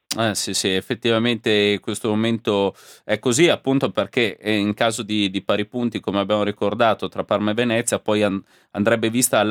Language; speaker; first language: Italian; native; Italian